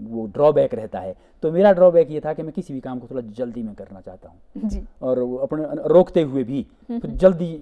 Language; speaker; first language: Hindi; native; Hindi